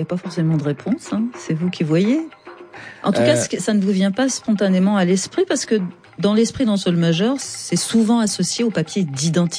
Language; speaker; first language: French; native; French